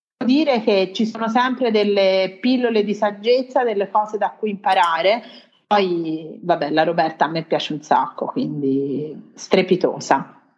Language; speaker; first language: Italian; native; Italian